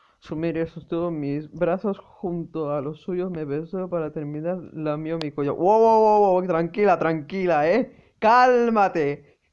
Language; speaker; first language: Spanish; native; Spanish